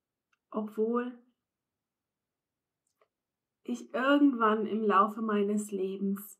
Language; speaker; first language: German; non-native, fluent; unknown